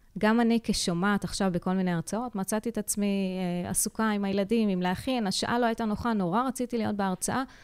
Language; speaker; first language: Hebrew; native; Hebrew